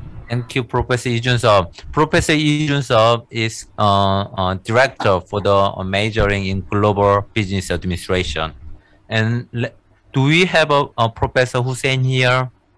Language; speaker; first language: English; non-native, fluent; Korean